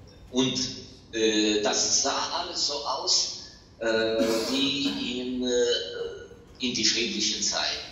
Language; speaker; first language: German; non-native, fluent; Ukrainian